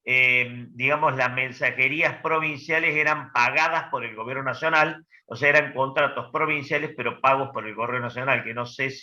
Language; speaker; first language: Spanish; native; Spanish